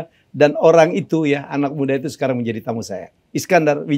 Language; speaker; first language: Indonesian; native; Indonesian